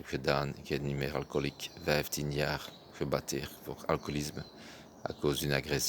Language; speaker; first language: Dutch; non-native, learner; French